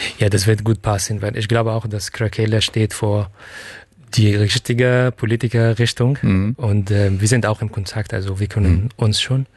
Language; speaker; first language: German; non-native, fluent; Arabic